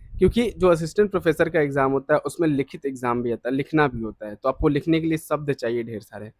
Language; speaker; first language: Hindi; native; Hindi